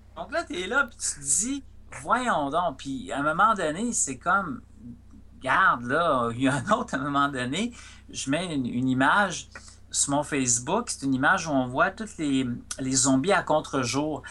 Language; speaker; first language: French; native; French